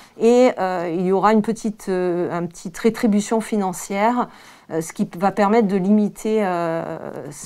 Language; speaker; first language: French; native; French